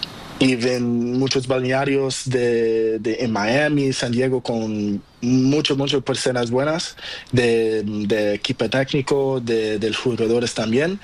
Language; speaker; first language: Spanish; non-native, learner; Portuguese